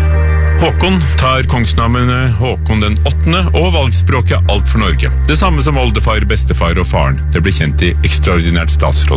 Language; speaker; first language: Norwegian; native; Norwegian